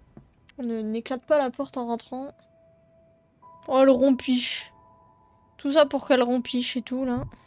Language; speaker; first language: French; native; French